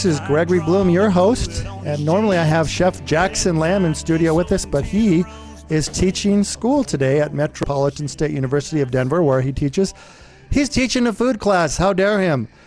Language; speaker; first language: English; native; English